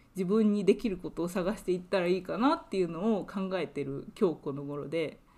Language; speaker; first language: Japanese; native; Japanese